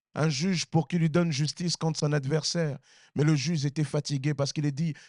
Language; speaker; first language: French; native; French